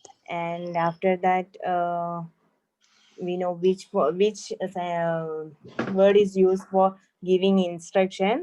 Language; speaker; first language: English; non-native, learner; Malayalam